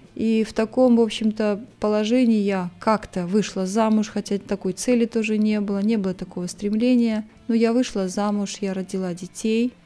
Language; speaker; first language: Russian; native; Russian